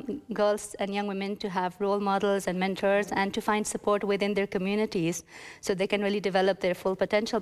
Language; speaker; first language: English; non-native, local second language; Urdu